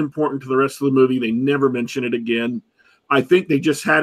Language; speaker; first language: English; native; English